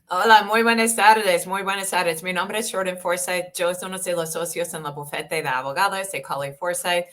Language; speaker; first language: Spanish; non-native, learner; English